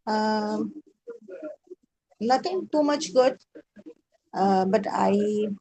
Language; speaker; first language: English; non-native, learner; Urdu